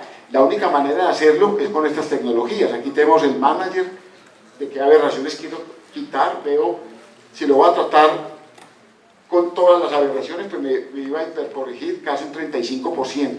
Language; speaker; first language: Spanish; native; Spanish